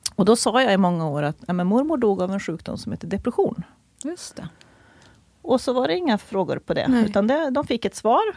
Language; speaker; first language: Swedish; native; Swedish